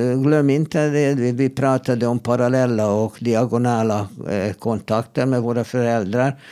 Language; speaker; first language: Swedish; non-native, fluent; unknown